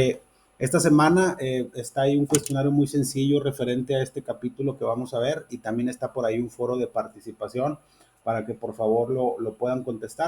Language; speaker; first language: Spanish; native; Spanish